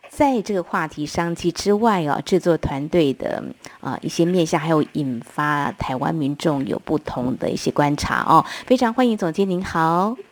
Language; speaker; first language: Chinese; non-native, local second language; Min Nan Chinese